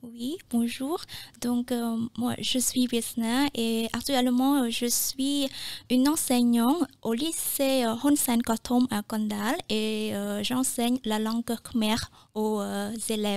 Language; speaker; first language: French; non-native, fluent; Khmer